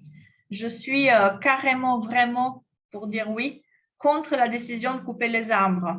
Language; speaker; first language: French; non-native, fluent; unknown